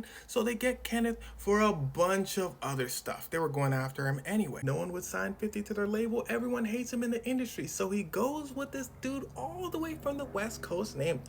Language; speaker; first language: English; native; English